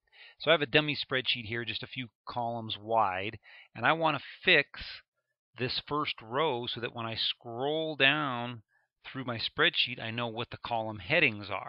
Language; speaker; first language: English; native; English